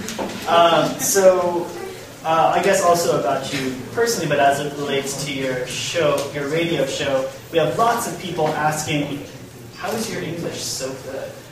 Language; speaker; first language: English; native; English